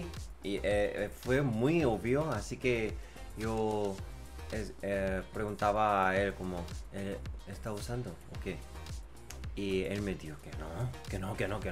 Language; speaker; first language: Spanish; non-native, learner; Korean